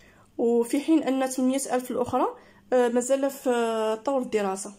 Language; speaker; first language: Arabic; native; Arabic